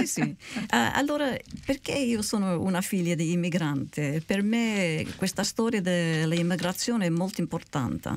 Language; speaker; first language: Italian; early bilingual, heritage; Italian